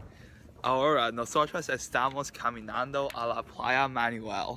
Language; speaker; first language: Spanish; non-native, learner; English